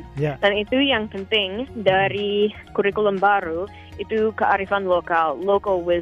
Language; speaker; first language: Indonesian; non-native, fluent; English